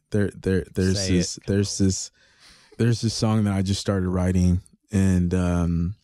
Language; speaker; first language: English; early bilingual, other home language; Greek